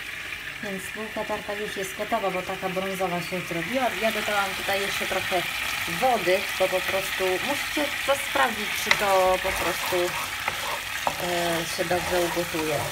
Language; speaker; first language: Polish; non-native, fluent; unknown